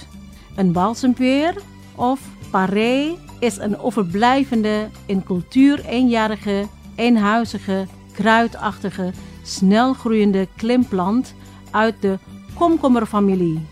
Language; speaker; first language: Dutch; non-native, fluent; Indonesian